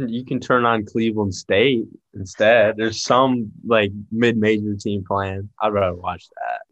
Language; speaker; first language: English; native; English